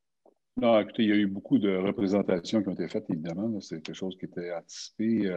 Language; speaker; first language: French; native; French